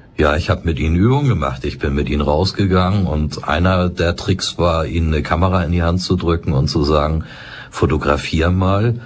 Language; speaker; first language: German; native; German